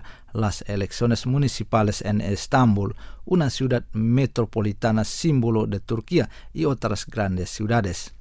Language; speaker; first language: Spanish; non-native, fluent; Indonesian